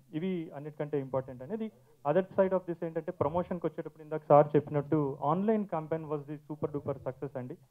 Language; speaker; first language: Telugu; native; Telugu